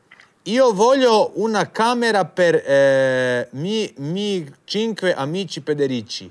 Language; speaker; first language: Italian; non-native, learner; Croatian